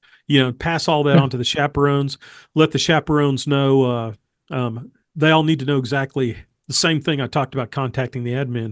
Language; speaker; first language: English; native; English